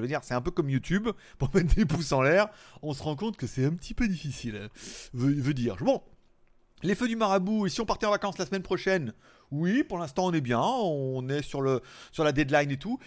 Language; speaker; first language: French; native; French